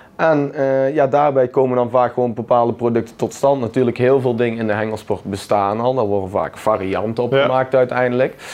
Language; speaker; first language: Dutch; native; Dutch